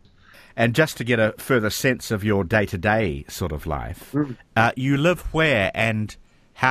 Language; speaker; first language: English; native; English